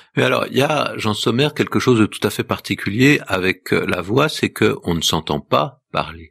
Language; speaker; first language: French; native; French